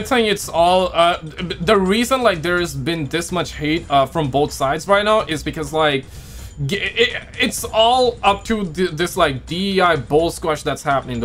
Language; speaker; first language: English; native; English